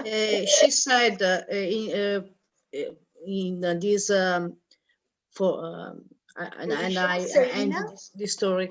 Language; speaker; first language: English; non-native, learner; Italian